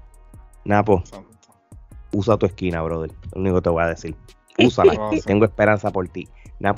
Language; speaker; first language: Spanish; native; Spanish